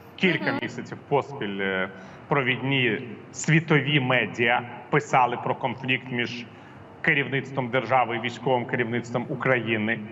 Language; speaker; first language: Ukrainian; non-native, local second language; Russian